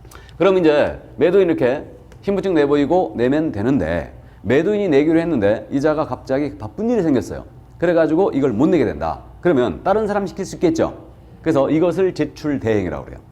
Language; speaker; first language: Korean; native; Korean